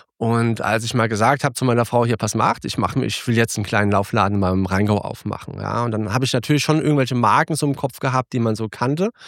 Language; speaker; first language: German; early bilingual, other home language; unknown